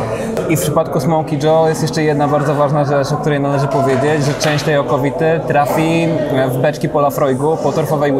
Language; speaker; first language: Polish; native; Polish